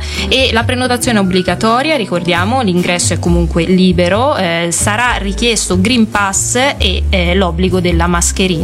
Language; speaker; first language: Italian; native; Italian